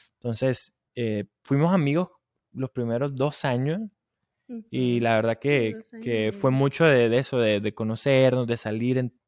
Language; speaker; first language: Spanish; native; Spanish